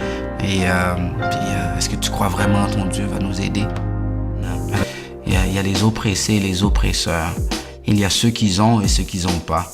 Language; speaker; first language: French; early bilingual, other home language; Haitian Creole